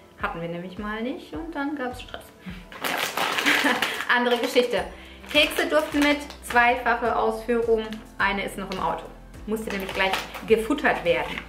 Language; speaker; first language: German; early bilingual, other home language; Italian